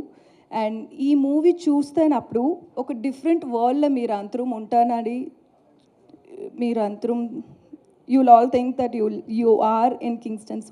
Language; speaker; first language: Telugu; non-native, learner; Tamil